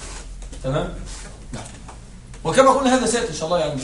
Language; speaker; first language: Arabic; native; Arabic